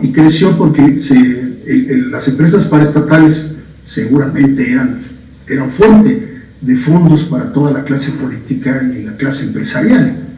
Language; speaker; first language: Spanish; native; Spanish